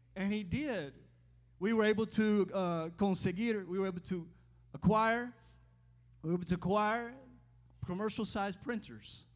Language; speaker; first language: English; native; English